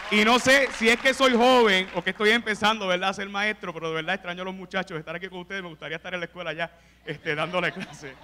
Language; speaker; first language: Spanish; native; Spanish